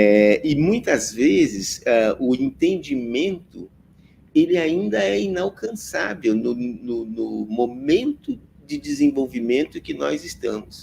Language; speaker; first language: Portuguese; native; Portuguese